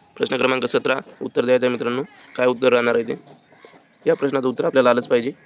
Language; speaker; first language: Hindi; non-native, local second language; Marathi